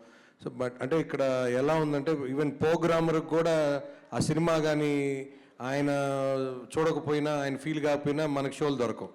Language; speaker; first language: Telugu; native; Telugu